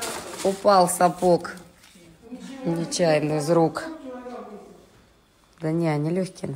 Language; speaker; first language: Russian; native; Russian